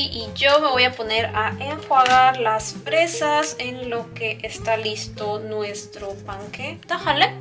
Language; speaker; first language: Spanish; native; Spanish